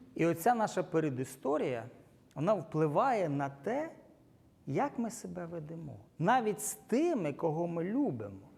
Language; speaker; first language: Ukrainian; non-native, local second language; Russian